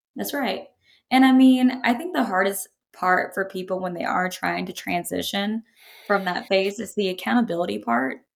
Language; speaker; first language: English; native; English